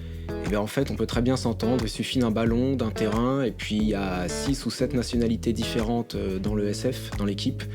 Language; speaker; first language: French; native; French